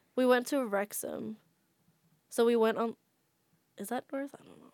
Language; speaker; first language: English; non-native, fluent; Indonesian